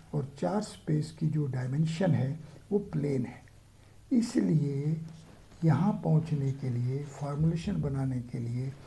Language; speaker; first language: Hindi; native; Hindi